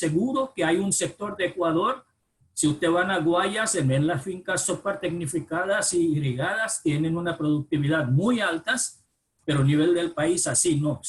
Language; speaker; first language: Spanish; non-native, fluent; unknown